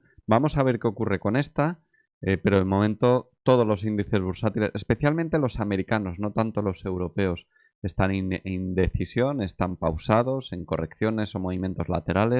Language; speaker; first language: Spanish; native; Spanish